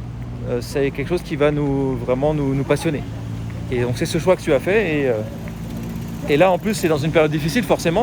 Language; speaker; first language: French; native; French